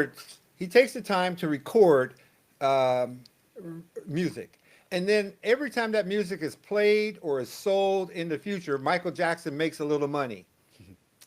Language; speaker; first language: English; native; English